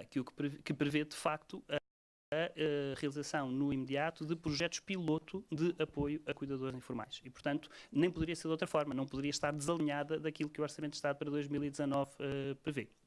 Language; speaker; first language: Portuguese; native; Portuguese